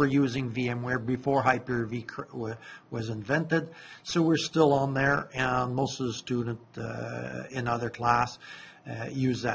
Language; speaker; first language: English; non-native, fluent; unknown